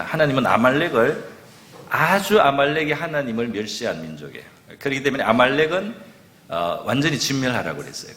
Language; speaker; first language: Korean; native; Korean